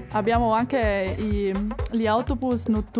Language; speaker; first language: Italian; non-native, fluent; German